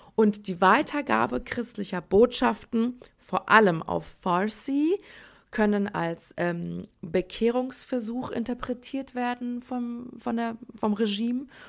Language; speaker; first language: German; early bilingual, other home language; Persian